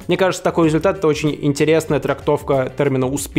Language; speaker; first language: Russian; native; Russian